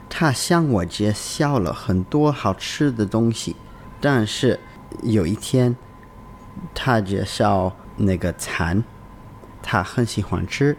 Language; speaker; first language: Chinese; non-native, learner; English